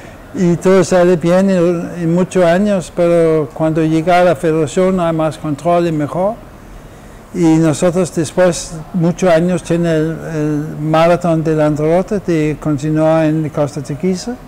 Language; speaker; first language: Spanish; non-native, fluent; Danish